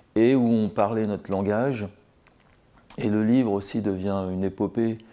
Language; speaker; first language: French; native; French